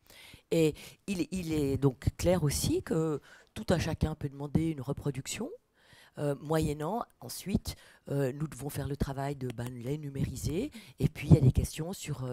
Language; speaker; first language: French; native; French